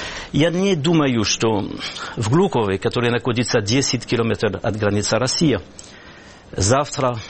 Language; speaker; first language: Russian; non-native, fluent; French